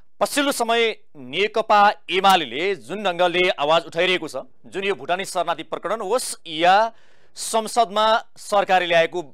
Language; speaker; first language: Nepali; native; Nepali